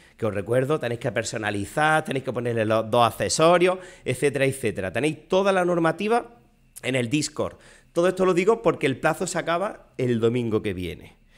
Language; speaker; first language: Spanish; native; Spanish